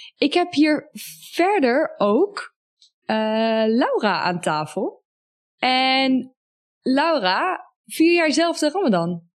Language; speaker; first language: Dutch; native; Dutch